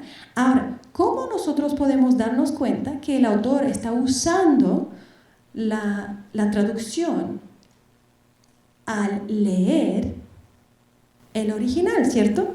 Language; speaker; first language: Spanish; non-native, fluent; Bulgarian